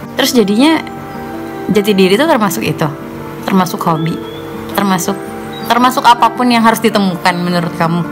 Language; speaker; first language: Indonesian; native; Indonesian